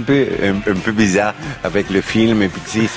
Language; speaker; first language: French; non-native, fluent; Spanish